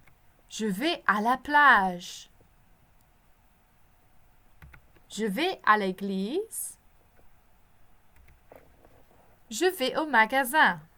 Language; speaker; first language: French; non-native, fluent; English